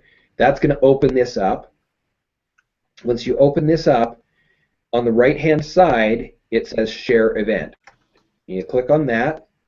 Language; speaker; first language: English; native; English